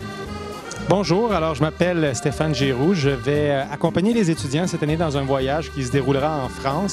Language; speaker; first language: French; native; French